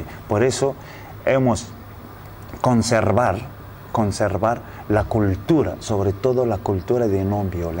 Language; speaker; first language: Spanish; non-native, learner; Arabic